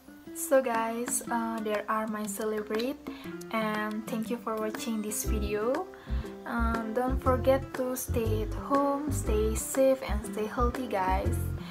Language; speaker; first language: English; non-native, learner; Indonesian